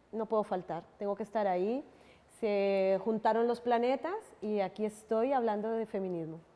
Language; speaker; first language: Spanish; native; Spanish